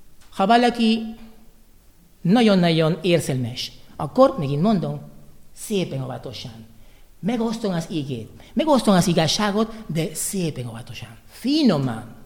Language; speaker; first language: Hungarian; non-native, learner; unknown